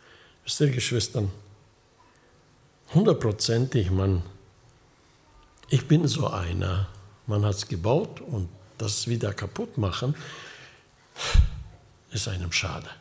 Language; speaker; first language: German; early bilingual, heritage; German